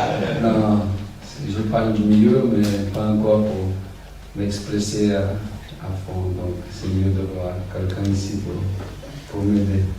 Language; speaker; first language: French; non-native, learner; Italian